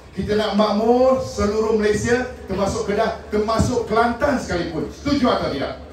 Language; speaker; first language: Malay; non-native, local second language; Min Nan Chinese